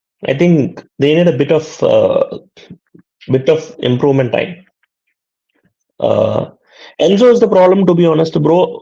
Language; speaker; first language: English; non-native, local second language; Malayalam